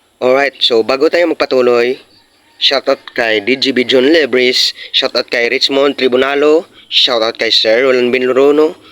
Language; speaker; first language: Filipino; non-native, local second language; Cebuano